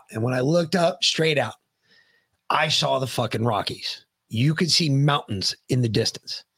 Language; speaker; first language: English; native; English